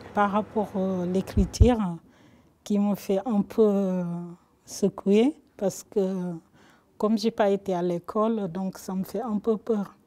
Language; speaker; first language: French; non-native, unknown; Wolof